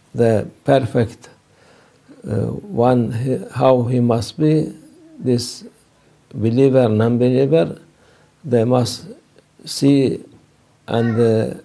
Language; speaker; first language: English; non-native, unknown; Turkish